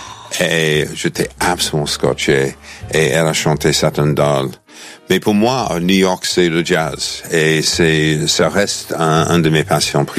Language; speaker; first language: French; non-native, fluent; English